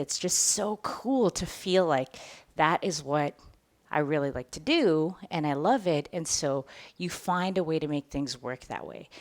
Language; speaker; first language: English; native; English